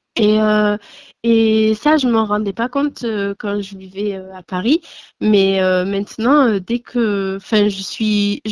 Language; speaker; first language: French; native; French